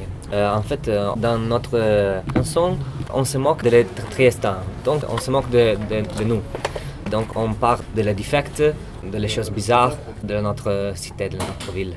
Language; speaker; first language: French; non-native, learner; Italian